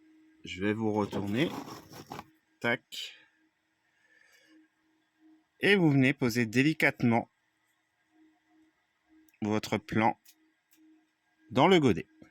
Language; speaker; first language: French; native; French